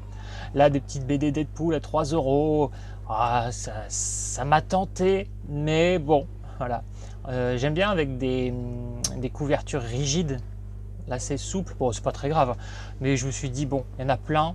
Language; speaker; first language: French; native; French